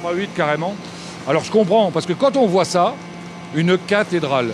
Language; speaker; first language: French; native; French